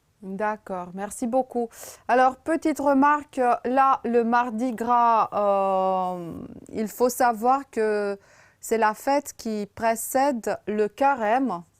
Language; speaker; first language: French; non-native, fluent; Romanian